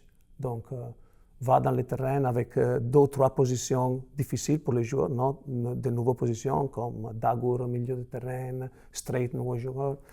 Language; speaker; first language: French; non-native, fluent; Italian